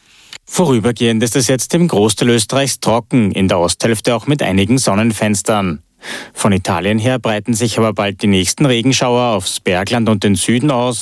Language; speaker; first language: German; native; German